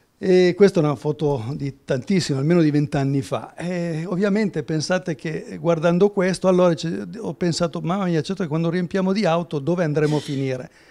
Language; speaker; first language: Italian; native; Italian